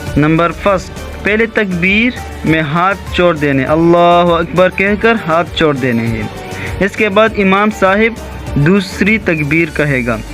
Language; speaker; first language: Urdu; non-native, local second language; Pashto